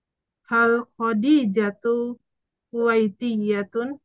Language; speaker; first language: Arabic; non-native, learner; Indonesian